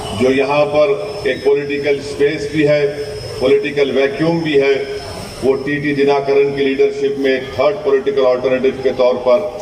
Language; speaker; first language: Urdu; native; Urdu